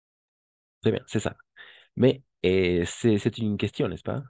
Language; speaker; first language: French; non-native, fluent; Spanish